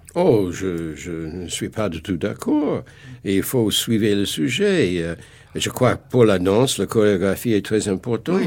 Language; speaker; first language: French; non-native, fluent; English